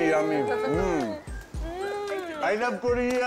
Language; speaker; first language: English; non-native, local second language; Filipino